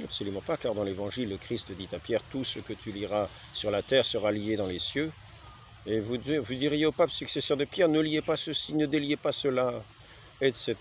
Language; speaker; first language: French; native; French